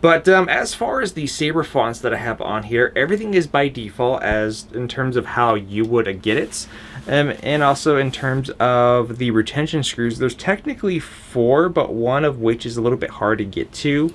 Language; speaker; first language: English; native; English